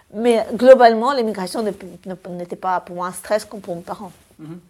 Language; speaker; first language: French; early bilingual, other home language; Russian